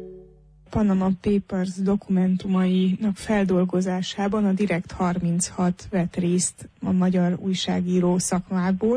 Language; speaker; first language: Hungarian; native; Hungarian